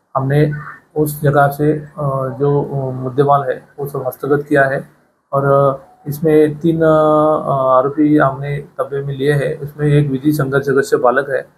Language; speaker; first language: Hindi; non-native, local second language; Marathi